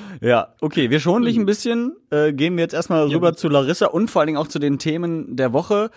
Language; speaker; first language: German; native; German